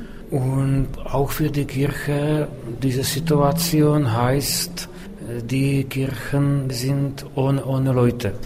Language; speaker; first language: German; non-native, fluent; Czech